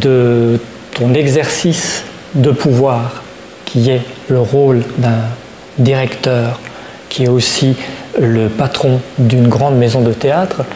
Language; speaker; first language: French; native; French